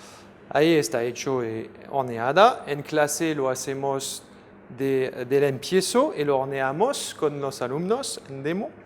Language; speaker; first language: Spanish; non-native, fluent; French